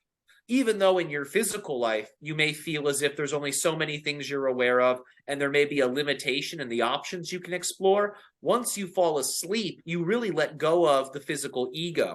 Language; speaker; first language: English; native; English